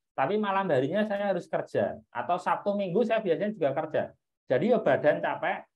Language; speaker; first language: Indonesian; native; Indonesian